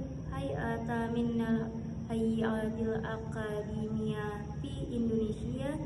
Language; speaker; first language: Arabic; non-native, learner; Indonesian